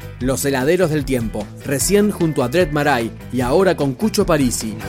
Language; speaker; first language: Spanish; native; Spanish